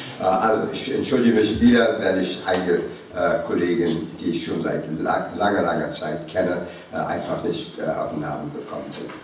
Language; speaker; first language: German; non-native, fluent; English